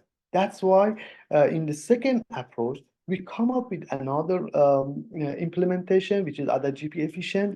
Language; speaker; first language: English; non-native, fluent; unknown